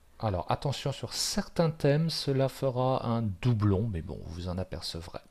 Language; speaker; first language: French; native; French